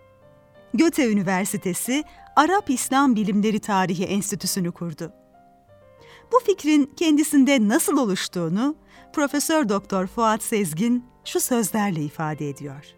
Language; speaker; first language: Turkish; native; Turkish